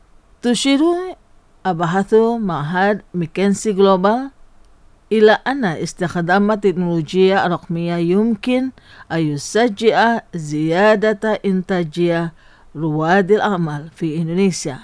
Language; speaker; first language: Arabic; non-native, fluent; Indonesian